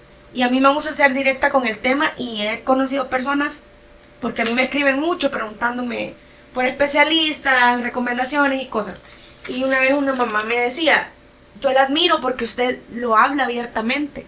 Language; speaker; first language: Spanish; native; Spanish